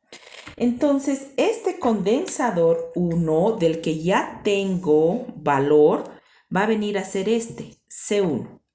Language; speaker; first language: Spanish; native; Spanish